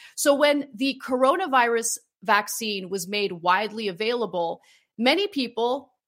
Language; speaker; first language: English; early bilingual, other home language; Armenian